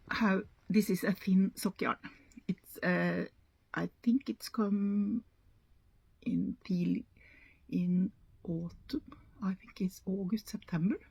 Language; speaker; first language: English; non-native, learner; Norwegian